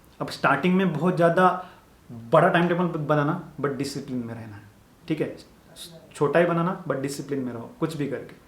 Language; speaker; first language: Hindi; non-native, local second language; Marathi